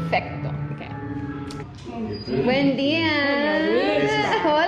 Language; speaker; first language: Spanish; non-native, learner; English